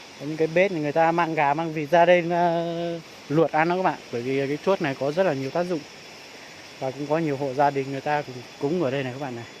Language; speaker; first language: Vietnamese; non-native, local second language; Hmong